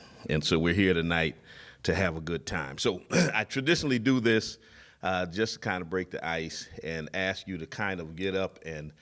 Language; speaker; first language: English; native; English